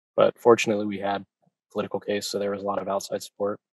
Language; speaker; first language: English; native; English